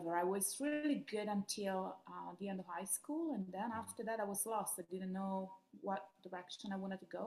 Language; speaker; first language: English; non-native, fluent; Italian